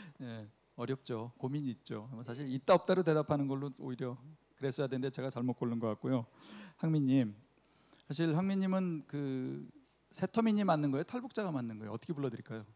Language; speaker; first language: Korean; native; Korean